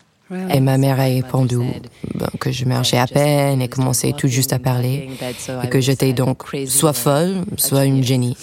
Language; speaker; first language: French; non-native, fluent; English